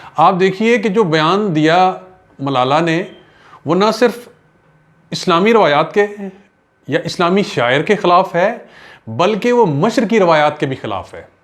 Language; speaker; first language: Urdu; non-native, local second language; Pahari-Potwari